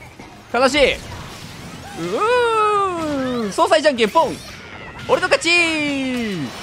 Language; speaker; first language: Japanese; native; Japanese